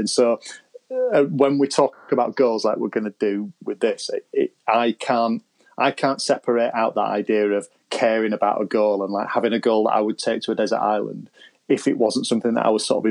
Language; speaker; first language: English; native; English